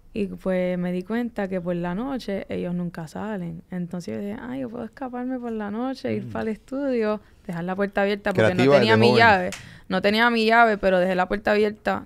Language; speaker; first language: Spanish; early bilingual, heritage; Spanish